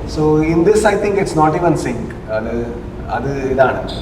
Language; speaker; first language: Malayalam; non-native, local second language; Kannada